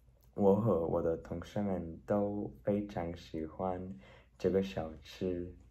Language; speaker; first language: Chinese; non-native, learner; Spanish